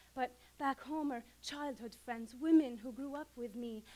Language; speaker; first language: English; non-native, fluent; Arabic